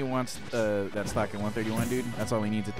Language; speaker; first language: English; native; English